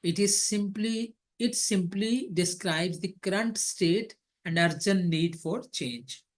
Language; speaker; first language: English; non-native, local second language; Hindi